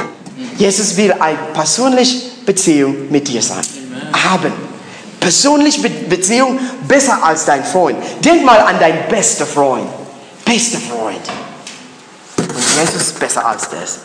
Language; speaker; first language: German; non-native, learner; English